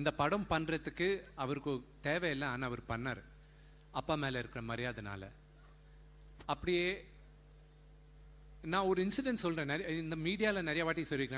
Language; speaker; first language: Tamil; non-native, local second language; Telugu